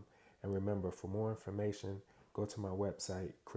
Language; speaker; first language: English; native; English